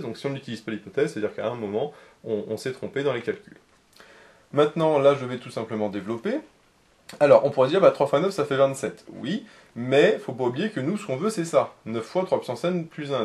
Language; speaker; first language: French; native; French